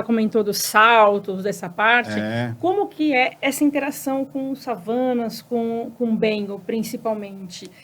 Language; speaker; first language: Portuguese; native; Portuguese